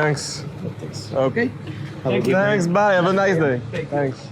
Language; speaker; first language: English; non-native, learner; French